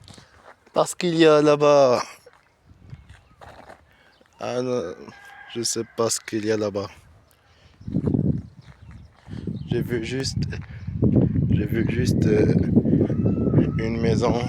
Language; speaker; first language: French; non-native, learner; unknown